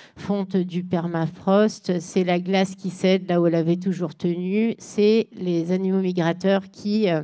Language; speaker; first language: French; native; French